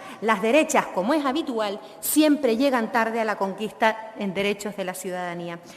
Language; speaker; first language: Spanish; native; Spanish